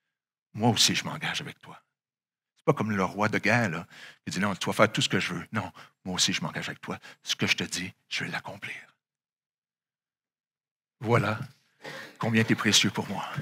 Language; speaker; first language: French; native; French